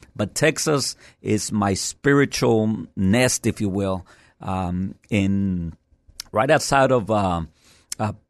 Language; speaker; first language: English; early bilingual, other home language; Spanish